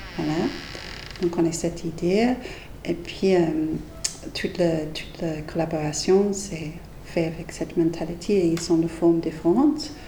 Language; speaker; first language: French; non-native, fluent; English